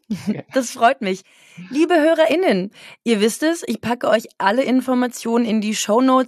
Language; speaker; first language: German; native; German